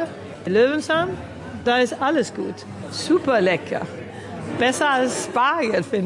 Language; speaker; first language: German; early bilingual, other home language; Swedish